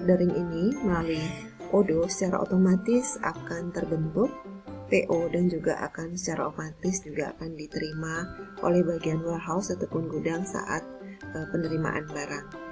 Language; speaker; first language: Indonesian; native; Indonesian